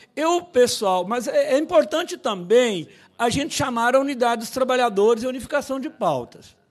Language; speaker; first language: Portuguese; native; Portuguese